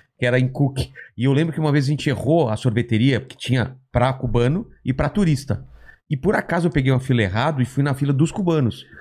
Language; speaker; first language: Portuguese; native; Portuguese